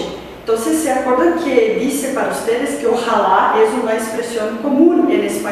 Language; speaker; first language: Spanish; non-native, fluent; Portuguese